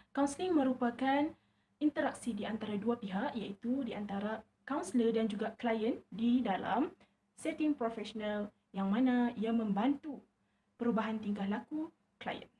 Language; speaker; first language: Malay; native; Malay